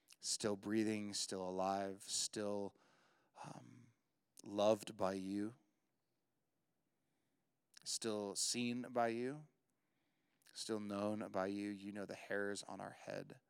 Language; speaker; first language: English; native; English